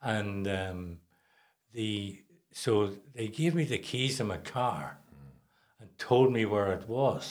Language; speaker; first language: English; native; English